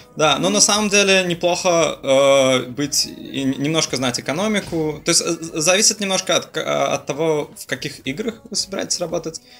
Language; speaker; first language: Russian; native; Russian